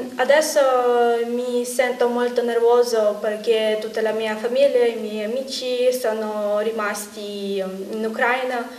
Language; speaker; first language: Italian; non-native, learner; Ukrainian